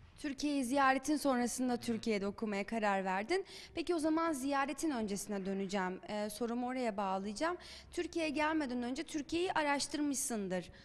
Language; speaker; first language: Turkish; native; Turkish